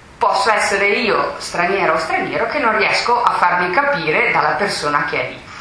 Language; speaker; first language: Italian; native; Italian